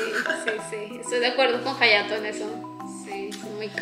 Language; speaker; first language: Spanish; native; Spanish